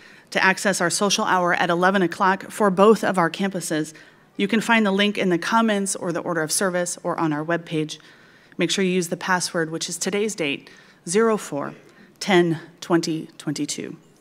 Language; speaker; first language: English; native; English